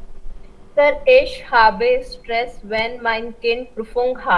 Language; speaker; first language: German; non-native, learner; Hindi